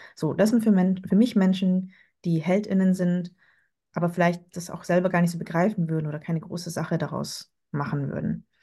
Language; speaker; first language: German; early bilingual, other home language; Vietnamese